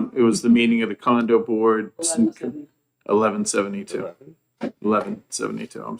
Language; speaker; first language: English; native; English